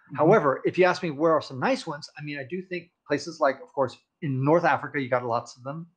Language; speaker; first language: English; native; English